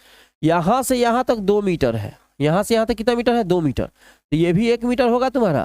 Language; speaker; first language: Hindi; non-native, local second language; Bhojpuri